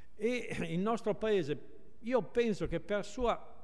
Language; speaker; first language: Italian; native; Italian